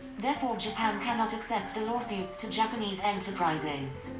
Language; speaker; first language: English; non-native, fluent; Japanese